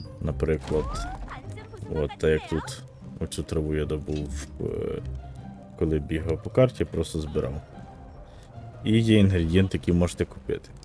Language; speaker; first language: Ukrainian; native; Ukrainian